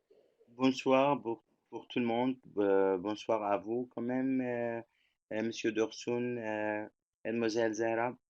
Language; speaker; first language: French; non-native, fluent; Turkish